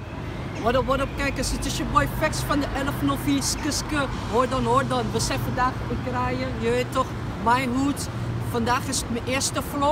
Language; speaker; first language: Dutch; native; Dutch